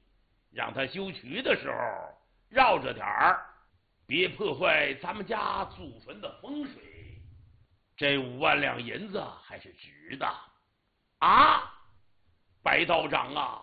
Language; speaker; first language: Chinese; native; Chinese